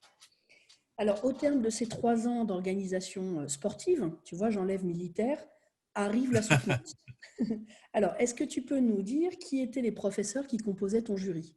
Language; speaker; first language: French; native; French